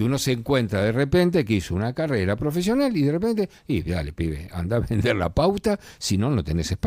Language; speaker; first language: Spanish; native; Spanish